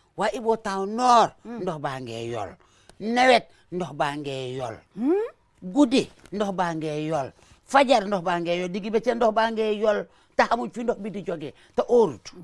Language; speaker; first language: Wolof; native; Wolof